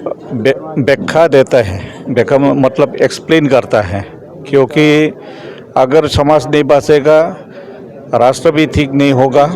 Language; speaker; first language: Hindi; non-native, local second language; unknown